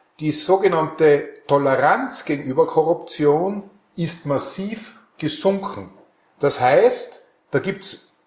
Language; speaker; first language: German; native; German